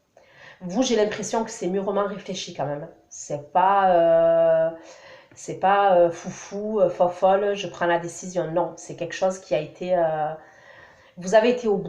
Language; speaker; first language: French; native; French